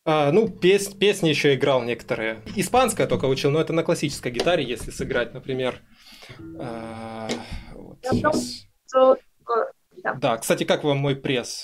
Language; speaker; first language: Russian; native; Russian